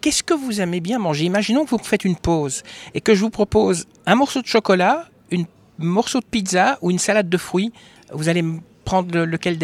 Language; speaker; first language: French; native; French